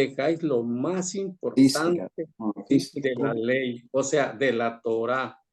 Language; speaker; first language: Spanish; native; Spanish